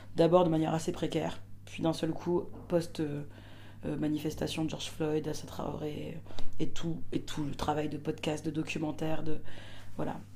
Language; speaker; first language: French; native; French